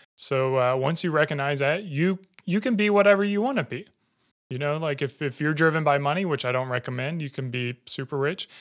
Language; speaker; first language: English; native; English